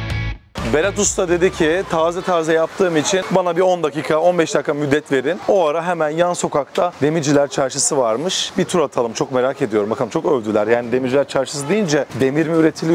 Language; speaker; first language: Turkish; native; Turkish